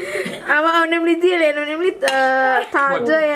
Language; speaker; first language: Turkish; non-native, learner; Indonesian